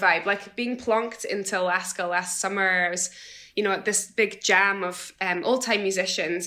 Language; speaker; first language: English; native; English